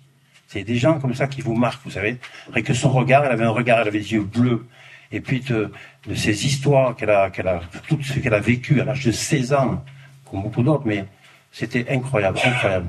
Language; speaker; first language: French; native; French